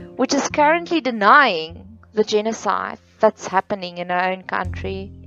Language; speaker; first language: English; non-native, local second language; Afrikaans